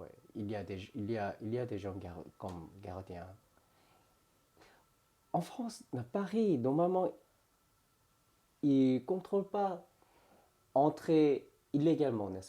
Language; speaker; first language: French; non-native, learner; Korean